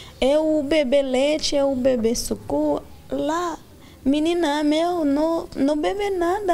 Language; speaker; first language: Portuguese; non-native, learner; Haitian Creole